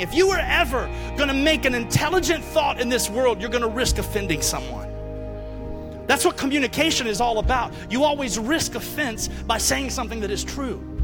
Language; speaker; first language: English; native; English